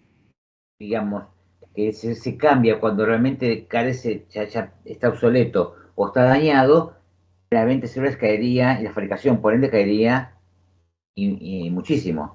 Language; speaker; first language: Spanish; native; Spanish